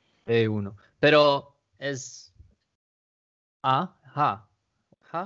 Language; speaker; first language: Spanish; non-native, learner; Swedish